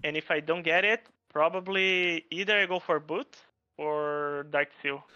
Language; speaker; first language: English; non-native, fluent; Portuguese